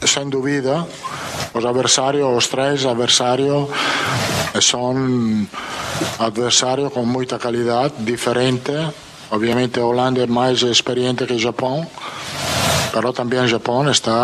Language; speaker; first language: Portuguese; non-native, fluent; Italian